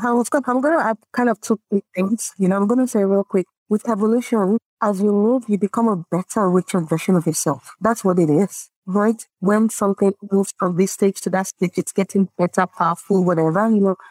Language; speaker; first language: English; non-native, local second language; Yoruba